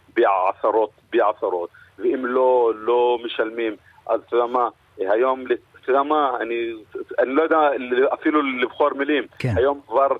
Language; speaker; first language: Hebrew; non-native, local second language; Arabic